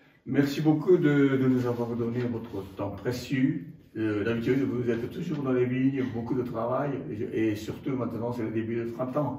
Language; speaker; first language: French; non-native, fluent; Japanese